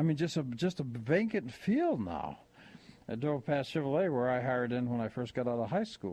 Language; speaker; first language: English; native; English